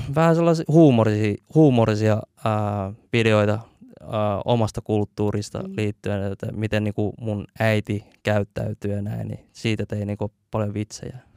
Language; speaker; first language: Finnish; early bilingual, other home language; Vietnamese